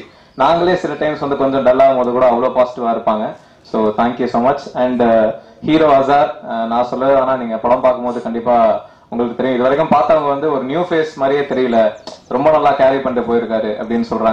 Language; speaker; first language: Tamil; native; Tamil